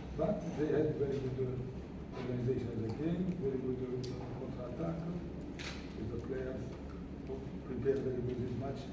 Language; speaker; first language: English; non-native, fluent; Romanian